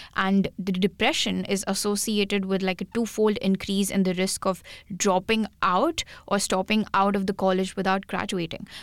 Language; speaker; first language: English; non-native, local second language; Hindi